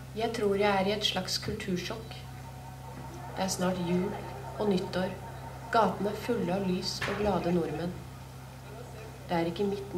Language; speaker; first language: Norwegian; non-native, fluent; Persian